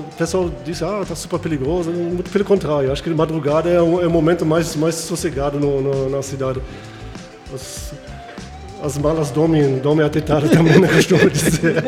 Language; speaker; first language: Portuguese; non-native, fluent; German